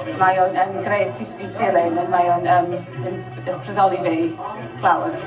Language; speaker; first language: Welsh; non-native, learner; English